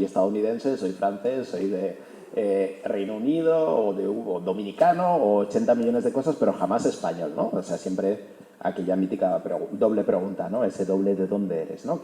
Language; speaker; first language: Spanish; early bilingual, other home language; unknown